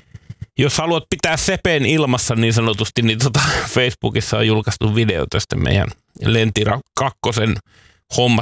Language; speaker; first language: Finnish; native; Finnish